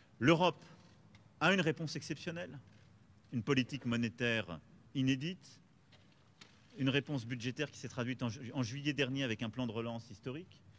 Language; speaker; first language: French; native; French